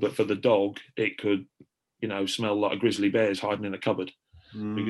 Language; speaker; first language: English; native; English